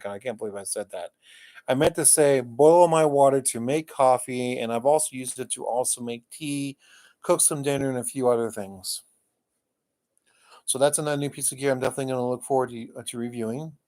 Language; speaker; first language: English; native; English